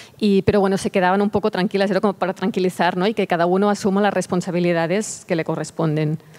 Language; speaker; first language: Spanish; non-native, local second language; Catalan